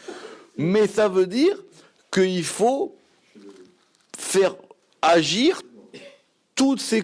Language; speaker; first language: French; native; French